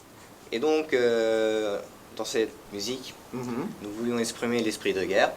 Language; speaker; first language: French; early bilingual, heritage; French